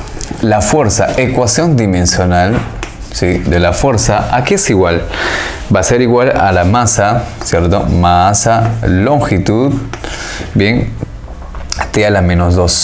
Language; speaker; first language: Spanish; native; Spanish